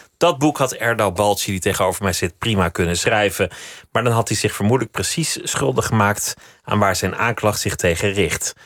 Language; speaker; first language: Dutch; native; Dutch